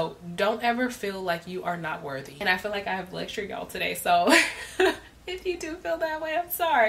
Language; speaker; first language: English; native; English